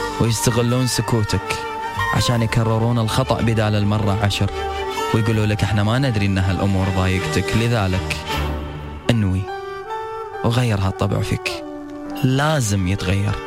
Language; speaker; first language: Arabic; native; Arabic